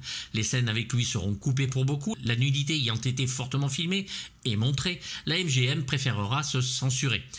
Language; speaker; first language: French; native; French